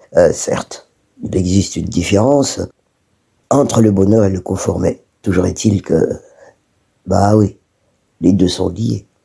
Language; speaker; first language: French; non-native, local second language; Malagasy